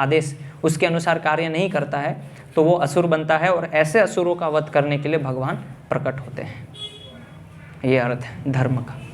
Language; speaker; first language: Hindi; native; Hindi